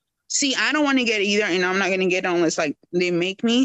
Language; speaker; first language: English; early bilingual, other home language; Spanish